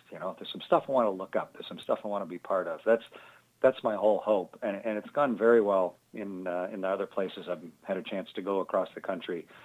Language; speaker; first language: English; native; English